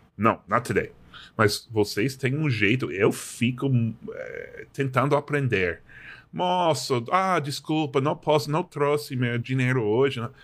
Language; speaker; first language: Portuguese; non-native, fluent; English